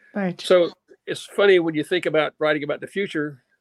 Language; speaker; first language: English; native; English